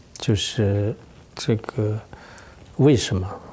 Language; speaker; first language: Chinese; non-native, local second language; Tibetan